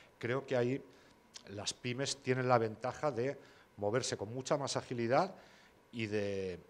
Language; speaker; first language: Spanish; native; Spanish